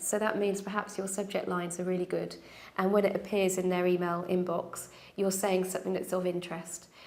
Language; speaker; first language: English; native; English